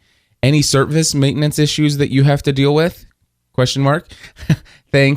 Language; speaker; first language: English; native; English